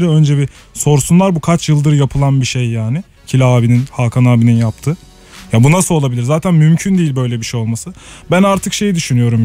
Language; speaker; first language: Turkish; native; Turkish